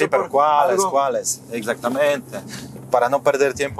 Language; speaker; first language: Spanish; non-native, fluent; Polish